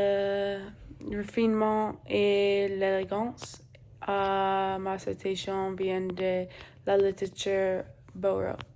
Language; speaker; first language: French; non-native, learner; English